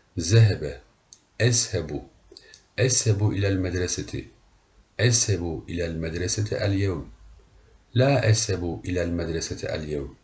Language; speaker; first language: Arabic; non-native, learner; Turkish